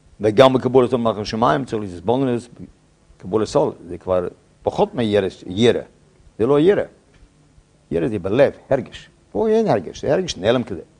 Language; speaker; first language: Hebrew; non-native, fluent; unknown